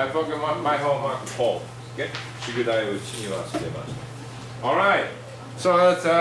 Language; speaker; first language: English; non-native, fluent; Japanese